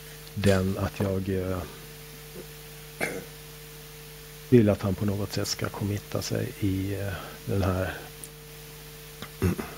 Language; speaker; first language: Swedish; native; Swedish